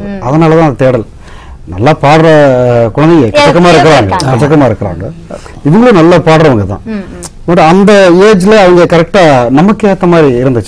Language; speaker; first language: Tamil; native; Tamil